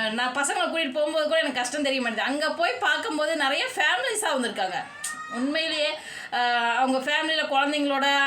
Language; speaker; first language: Tamil; native; Tamil